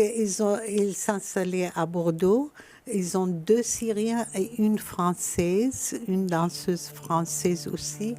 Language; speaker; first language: French; non-native, fluent; Arabic